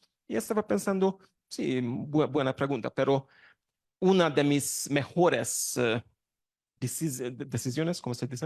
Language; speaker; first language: Spanish; non-native, learner; Hungarian